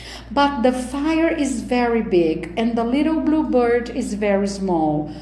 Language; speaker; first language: English; non-native, fluent; Portuguese